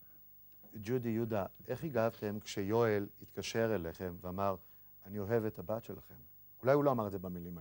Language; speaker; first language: Hebrew; native; Hebrew